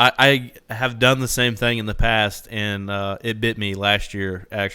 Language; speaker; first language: English; native; English